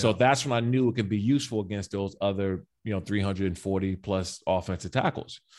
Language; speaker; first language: English; native; English